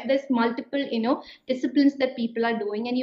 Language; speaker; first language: English; non-native, local second language; Malayalam